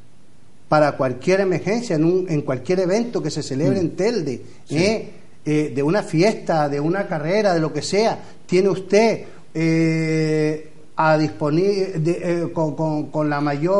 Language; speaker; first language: Spanish; native; Spanish